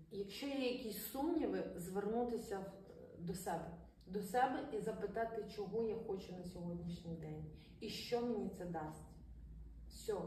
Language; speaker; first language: Ukrainian; non-native, local second language; Russian